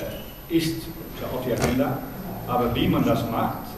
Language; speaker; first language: German; non-native, learner; Dutch